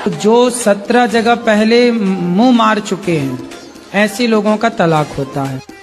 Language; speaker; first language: Hindi; native; Hindi